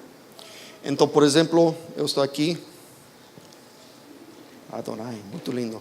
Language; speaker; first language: Portuguese; non-native, fluent; Spanish